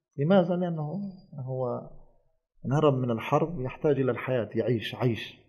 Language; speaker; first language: Arabic; non-native, fluent; Turkish